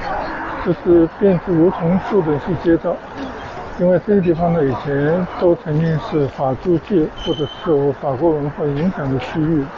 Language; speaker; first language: Chinese; native; Chinese